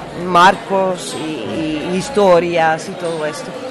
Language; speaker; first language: Spanish; non-native, fluent; Dutch